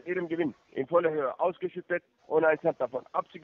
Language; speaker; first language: German; non-native, fluent; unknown